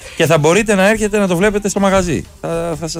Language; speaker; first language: Greek; native; Greek